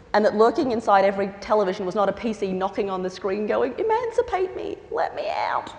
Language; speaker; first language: English; native; English